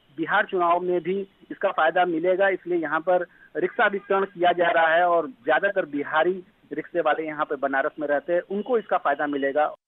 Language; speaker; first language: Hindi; native; Hindi